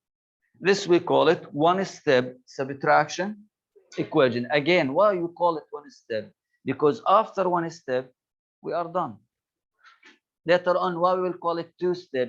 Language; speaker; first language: English; non-native, local second language; Arabic